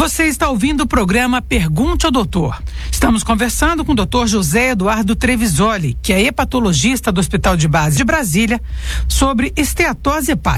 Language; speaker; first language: Portuguese; native; Portuguese